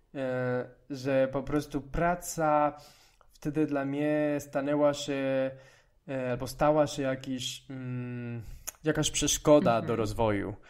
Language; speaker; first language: Polish; non-native, fluent; Spanish